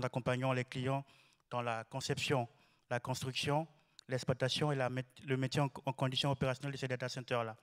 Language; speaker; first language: French; native; French